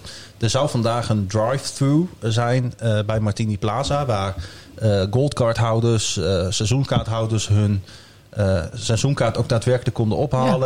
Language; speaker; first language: Dutch; native; Dutch